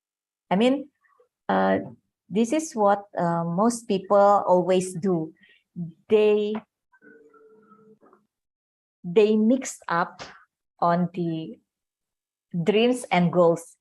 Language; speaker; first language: English; non-native, fluent; Indonesian